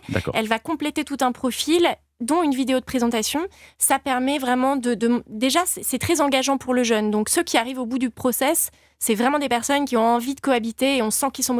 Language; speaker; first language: French; native; French